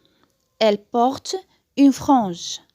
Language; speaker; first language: French; non-native, local second language; Arabic